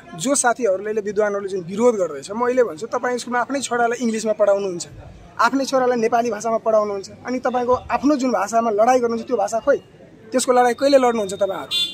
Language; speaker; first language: Nepali; non-native, local second language; Maithili